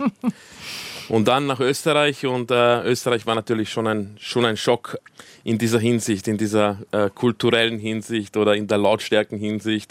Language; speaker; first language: German; early bilingual, other home language; Croatian